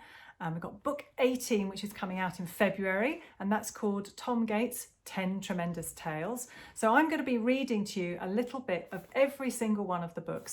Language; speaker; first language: English; native; English